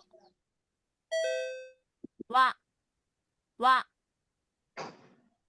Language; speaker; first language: Japanese; non-native, learner; Filipino